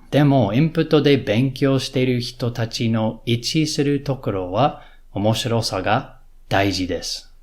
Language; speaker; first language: Japanese; non-native, learner; English